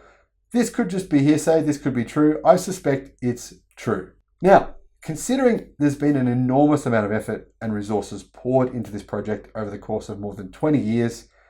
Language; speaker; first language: English; native; English